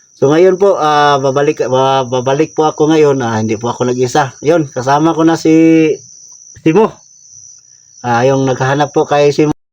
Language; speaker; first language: Filipino; native; Filipino